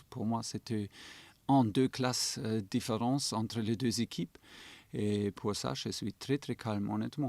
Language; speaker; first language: French; non-native, fluent; German